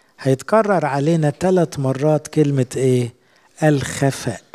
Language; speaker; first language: Arabic; native; Arabic